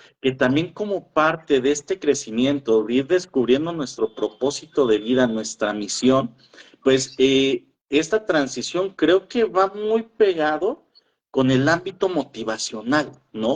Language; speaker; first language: Spanish; native; Spanish